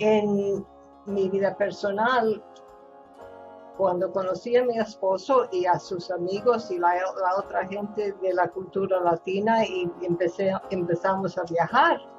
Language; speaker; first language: Spanish; non-native, fluent; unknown